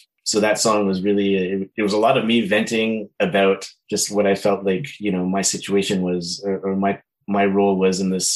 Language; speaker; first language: English; native; English